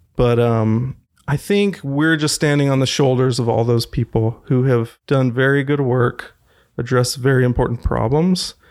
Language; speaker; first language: English; native; English